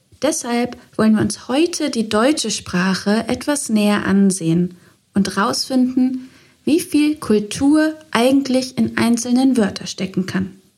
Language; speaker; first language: German; native; German